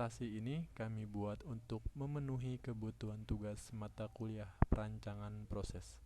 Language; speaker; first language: Indonesian; native; Indonesian